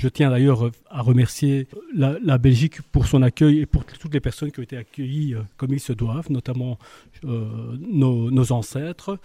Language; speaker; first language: French; early bilingual, other home language; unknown